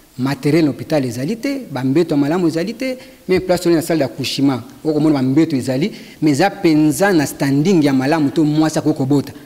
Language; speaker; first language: Lingala; native; Lingala